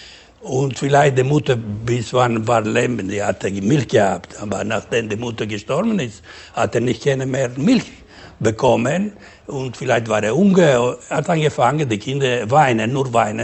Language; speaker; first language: German; non-native, learner; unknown